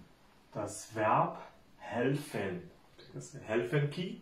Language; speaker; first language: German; non-native, fluent; Bangla